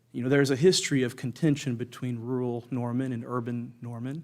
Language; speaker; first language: English; native; English